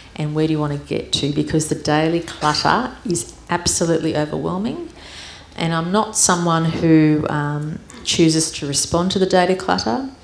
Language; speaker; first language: English; early bilingual, other home language; Armenian